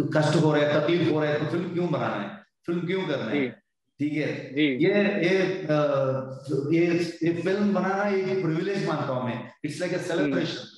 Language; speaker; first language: Hindi; non-native, local second language; Kannada